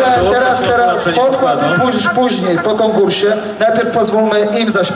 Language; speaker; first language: Polish; native; Polish